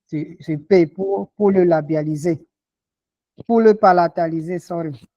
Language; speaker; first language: French; non-native, local second language; Ghomala